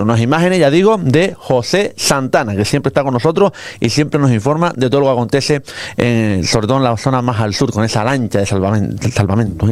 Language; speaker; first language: Spanish; native; Spanish